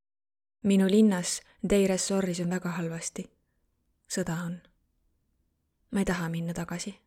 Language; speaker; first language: Estonian; non-native, learner; Arabic